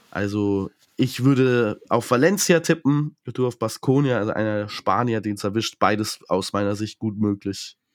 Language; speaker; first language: German; native; German